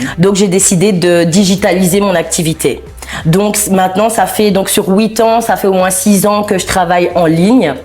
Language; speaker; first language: French; native; French